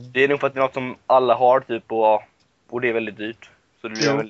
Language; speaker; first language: Swedish; native; Swedish